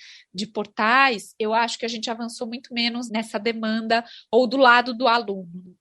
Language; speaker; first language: Portuguese; native; Portuguese